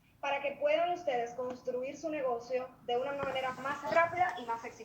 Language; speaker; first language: Spanish; native; Spanish